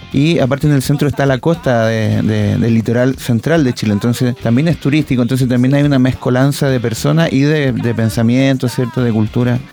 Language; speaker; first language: Spanish; native; Spanish